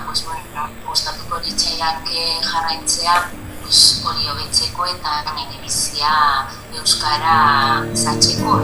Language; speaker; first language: Basque; non-native, learner; Spanish